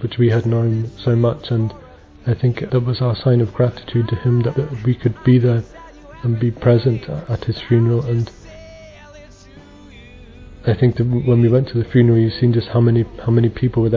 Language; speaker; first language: English; native; English